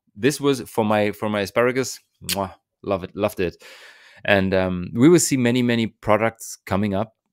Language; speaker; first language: English; non-native, fluent; German